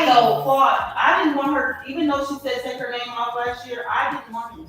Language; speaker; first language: English; native; English